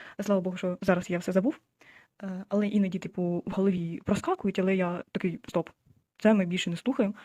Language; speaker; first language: Ukrainian; non-native, local second language; Russian